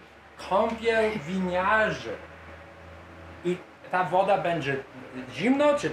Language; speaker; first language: Polish; non-native, learner; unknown